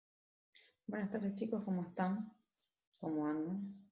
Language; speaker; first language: Spanish; native; Spanish